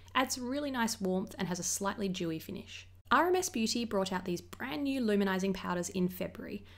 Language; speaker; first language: English; native; English